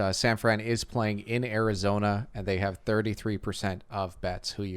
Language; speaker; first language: English; native; English